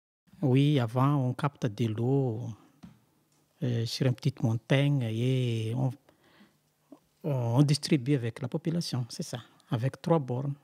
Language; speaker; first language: French; non-native, local second language; Malagasy